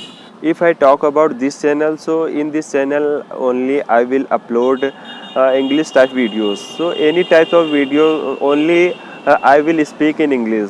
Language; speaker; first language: English; non-native, learner; Hindi